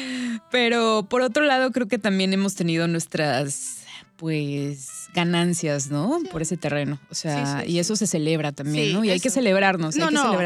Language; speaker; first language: Spanish; native; Spanish